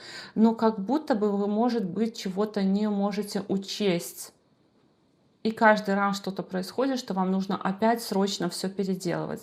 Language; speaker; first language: Russian; native; Russian